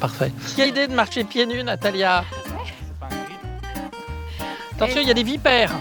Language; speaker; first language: French; native; French